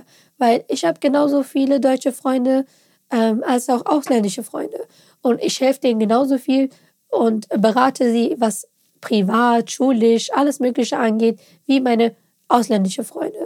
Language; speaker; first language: German; early bilingual, other home language; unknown